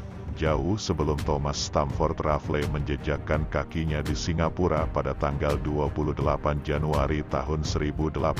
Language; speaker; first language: Indonesian; native; Indonesian